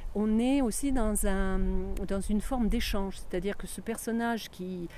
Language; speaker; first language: French; native; French